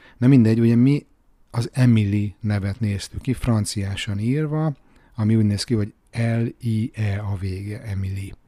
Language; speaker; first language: Hungarian; native; Hungarian